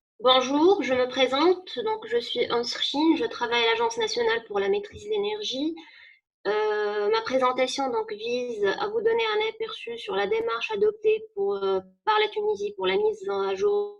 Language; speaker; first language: French; non-native, local second language; Arabic